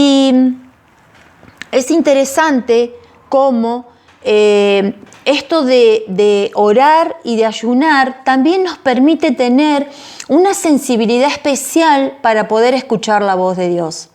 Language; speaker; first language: Spanish; native; Spanish